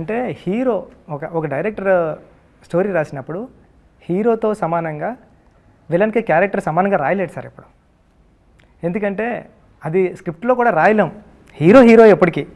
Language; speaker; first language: Telugu; native; Telugu